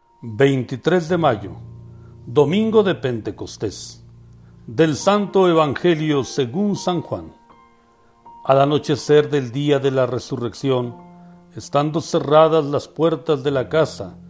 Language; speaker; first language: Spanish; native; Spanish